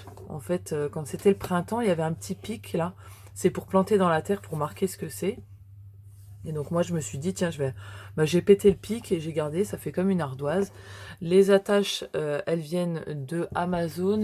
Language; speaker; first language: French; native; French